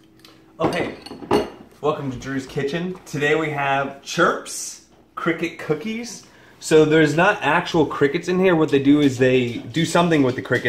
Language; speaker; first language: English; native; English